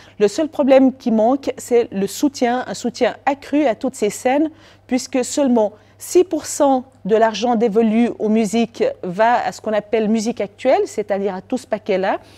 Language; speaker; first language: French; native; French